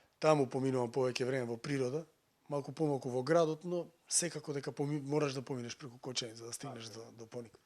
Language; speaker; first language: Macedonian; native; Macedonian